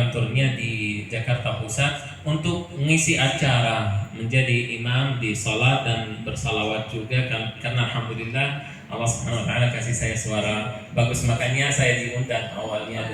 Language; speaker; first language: Indonesian; non-native, fluent; Arabic